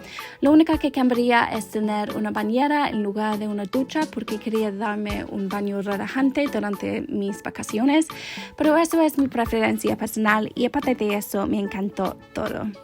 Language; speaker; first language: Spanish; non-native, learner; English